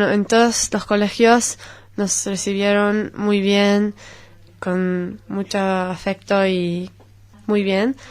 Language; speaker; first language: Spanish; non-native, fluent; Hebrew